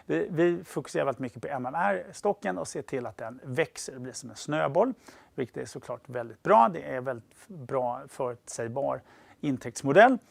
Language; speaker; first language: Swedish; native; Swedish